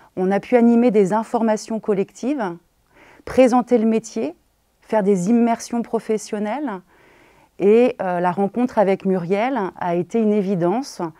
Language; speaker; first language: French; native; French